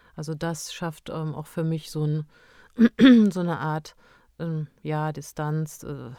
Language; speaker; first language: German; early bilingual, other home language; Romanian